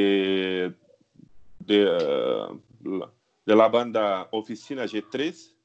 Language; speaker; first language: Spanish; non-native, learner; Portuguese